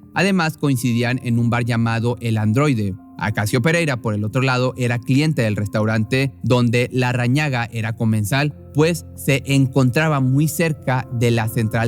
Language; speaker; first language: Spanish; native; Spanish